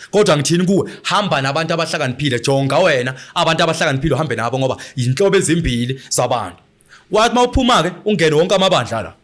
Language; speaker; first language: Zulu; native; Zulu